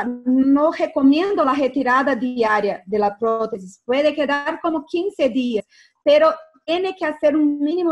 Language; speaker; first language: Spanish; non-native, fluent; Portuguese